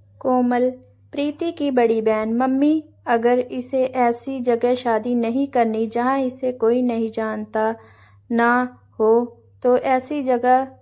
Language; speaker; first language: Hindi; non-native, local second language; Punjabi